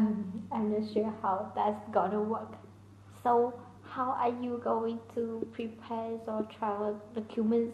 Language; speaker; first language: English; non-native, learner; Vietnamese